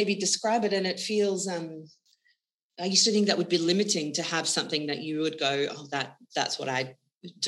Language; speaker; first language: English; native; English